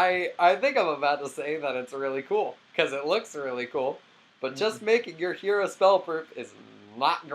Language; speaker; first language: English; native; English